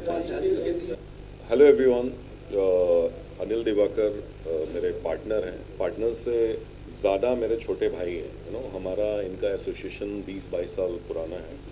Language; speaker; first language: Hindi; native; Hindi